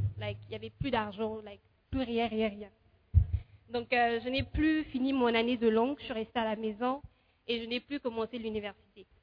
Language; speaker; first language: French; non-native, fluent; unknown